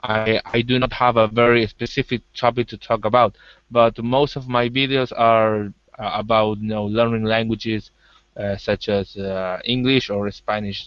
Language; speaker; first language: English; non-native, learner; Spanish